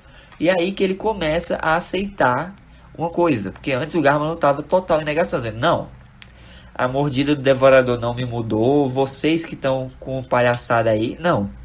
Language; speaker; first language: Portuguese; native; Portuguese